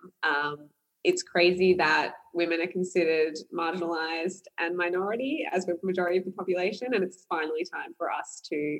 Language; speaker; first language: English; native; English